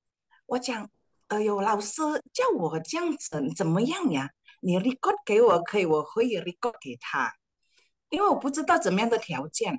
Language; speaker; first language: Chinese; early bilingual, heritage; Chinese